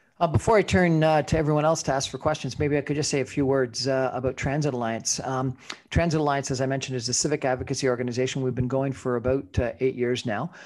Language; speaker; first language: English; native; English